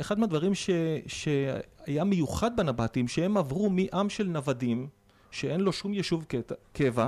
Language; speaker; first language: Hebrew; native; Hebrew